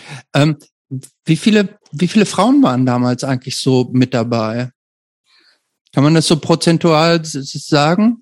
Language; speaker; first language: German; native; German